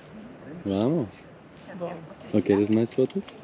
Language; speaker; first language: Portuguese; non-native, learner; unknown